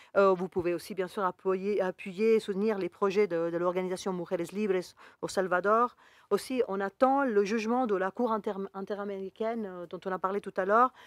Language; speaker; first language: French; non-native, fluent; Spanish